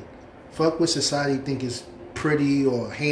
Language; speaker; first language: English; native; English